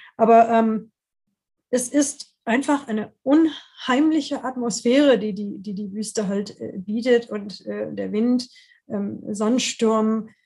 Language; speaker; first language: German; non-native, fluent; English